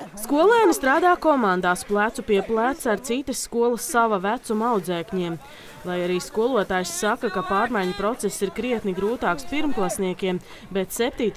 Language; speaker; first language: Latvian; native; Latvian